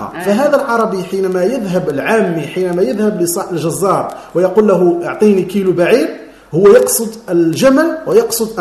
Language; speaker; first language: Arabic; native; Arabic